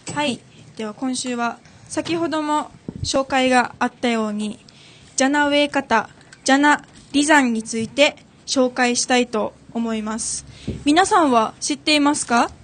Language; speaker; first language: Japanese; native; Japanese